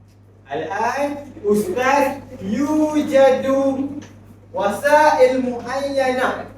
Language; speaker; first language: Arabic; non-native, learner; Malay